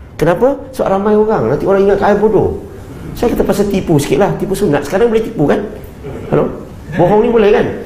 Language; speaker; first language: Malay; non-native, local second language; Chinese